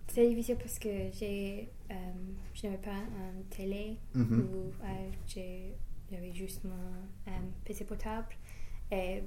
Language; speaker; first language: French; non-native, learner; English